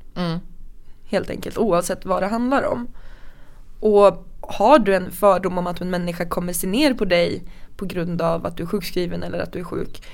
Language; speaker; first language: Swedish; native; Swedish